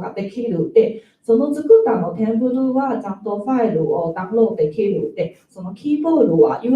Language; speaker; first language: Japanese; non-native, learner; Chinese